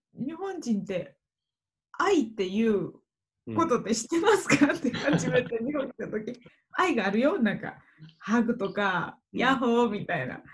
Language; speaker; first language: Japanese; non-native, fluent; Georgian